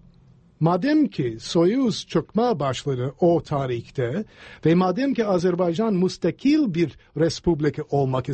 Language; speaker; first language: Turkish; non-native, fluent; English